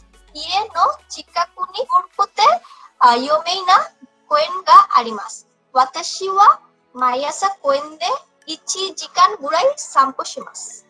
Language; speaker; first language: Japanese; non-native, learner; Bangla